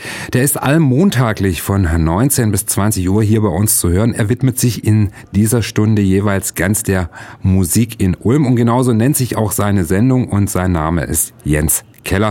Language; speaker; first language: German; native; German